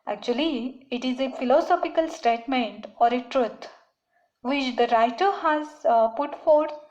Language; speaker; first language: English; non-native, local second language; Marathi